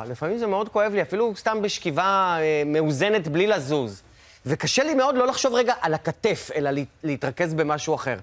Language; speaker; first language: Hebrew; native; Hebrew